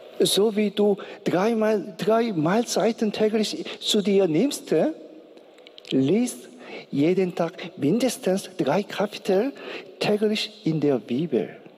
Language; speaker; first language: German; non-native, learner; Korean